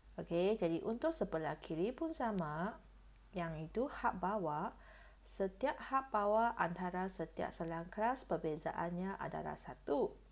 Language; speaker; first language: Malay; non-native, local second language; Chinese